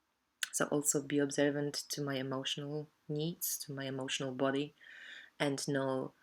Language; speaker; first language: English; non-native, fluent; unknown